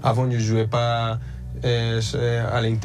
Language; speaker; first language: French; early bilingual, other home language; Spanish